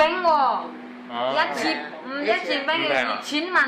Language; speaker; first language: Cantonese; non-native, learner; Indonesian